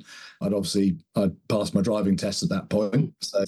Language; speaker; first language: English; native; English